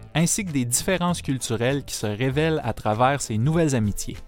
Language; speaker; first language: French; native; French